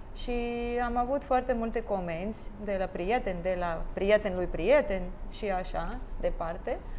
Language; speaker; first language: Romanian; non-native, learner; Russian